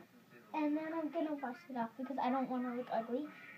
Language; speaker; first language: English; native; English